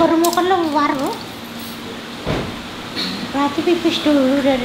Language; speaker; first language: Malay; non-native, local second language; Javanese